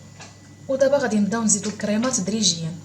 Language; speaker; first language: Arabic; native; Arabic